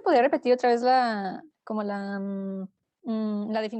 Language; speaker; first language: Spanish; native; Spanish